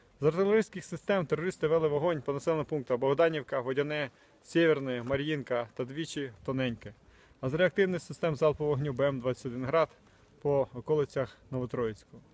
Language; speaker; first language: Ukrainian; native; Ukrainian